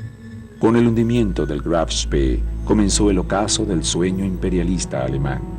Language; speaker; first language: Spanish; native; Spanish